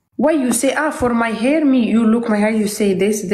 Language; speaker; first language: English; non-native, learner; Arabic